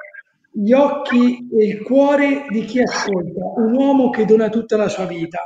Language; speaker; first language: Italian; native; Italian